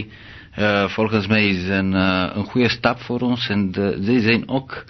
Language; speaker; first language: Dutch; non-native, learner; Romanian